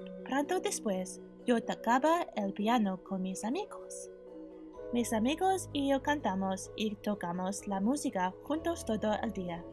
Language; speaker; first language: Spanish; non-native, learner; English